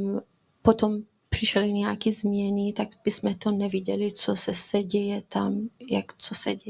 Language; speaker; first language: Czech; non-native, fluent; Persian